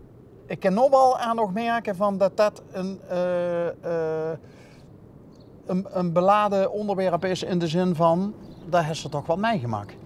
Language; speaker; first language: Dutch; native; Dutch